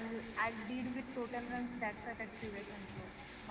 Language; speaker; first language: English; non-native, learner; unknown